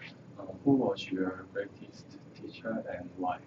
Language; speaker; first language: English; non-native, learner; Korean